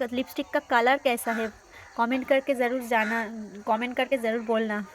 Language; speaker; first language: Hindi; non-native, local second language; Bangla